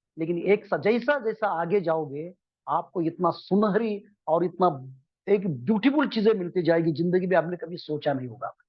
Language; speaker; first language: Hindi; non-native, local second language; Marathi